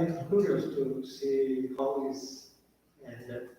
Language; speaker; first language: English; non-native, learner; Portuguese